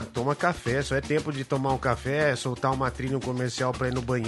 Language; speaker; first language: Portuguese; native; Portuguese